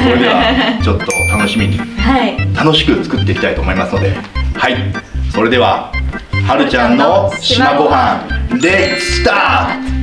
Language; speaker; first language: Japanese; native; Japanese